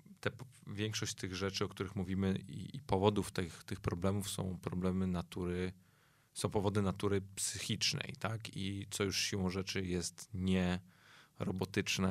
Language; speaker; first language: Polish; native; Polish